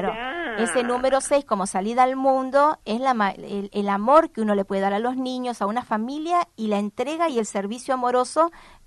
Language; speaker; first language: Spanish; native; Spanish